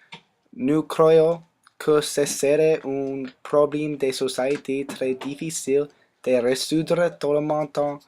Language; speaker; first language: French; non-native, learner; English